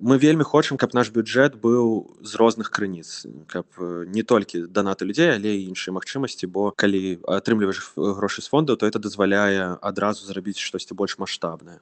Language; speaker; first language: Belarusian; non-native, local second language; Russian